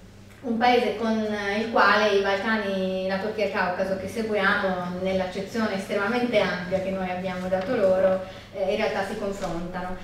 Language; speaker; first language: Italian; native; Italian